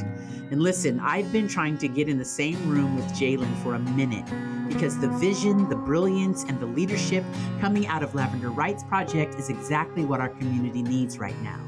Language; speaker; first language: English; native; English